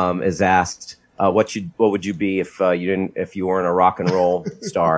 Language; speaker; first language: English; native; English